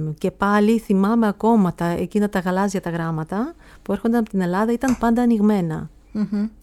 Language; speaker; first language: Greek; early bilingual, heritage; Greek